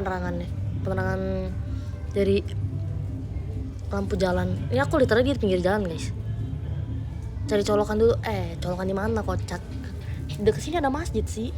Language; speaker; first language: Indonesian; native; Indonesian